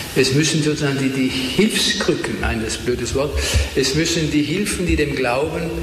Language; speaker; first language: German; native; German